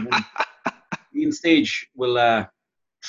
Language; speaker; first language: English; native; English